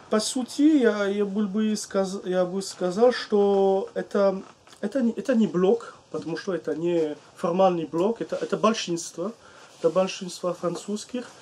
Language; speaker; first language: Russian; non-native, learner; French